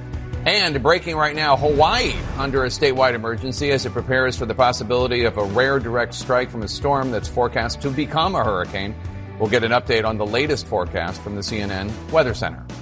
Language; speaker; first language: English; native; English